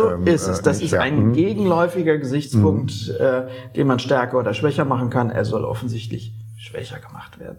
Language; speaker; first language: German; native; German